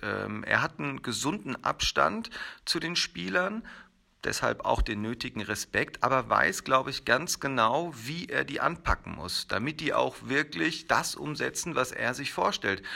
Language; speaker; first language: German; native; German